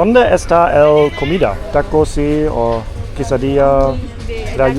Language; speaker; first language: Spanish; non-native, learner; German